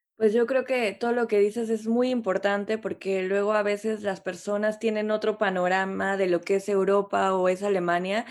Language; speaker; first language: Spanish; native; Spanish